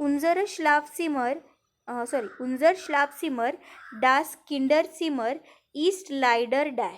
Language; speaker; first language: German; non-native, fluent; Marathi